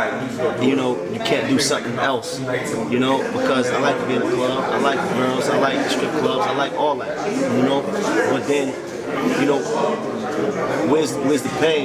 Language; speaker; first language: English; native; English